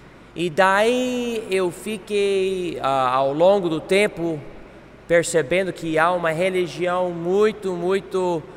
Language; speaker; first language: Portuguese; non-native, fluent; English